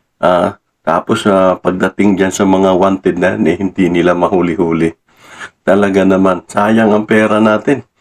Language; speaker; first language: Filipino; non-native, local second language; Cebuano